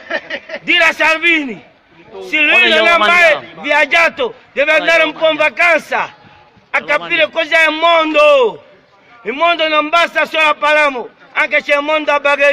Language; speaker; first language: Italian; non-native, learner; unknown